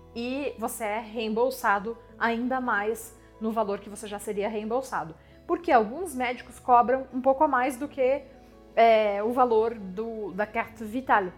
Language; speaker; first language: Portuguese; non-native, fluent; French